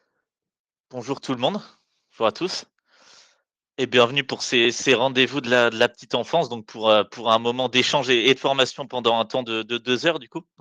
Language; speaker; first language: French; native; French